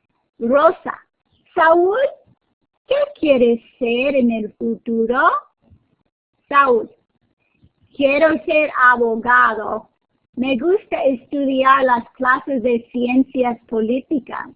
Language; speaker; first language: Spanish; non-native, fluent; English